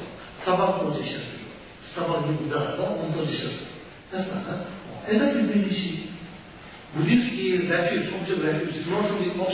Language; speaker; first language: Russian; non-native, learner; Tibetan